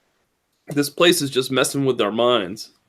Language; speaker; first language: English; native; English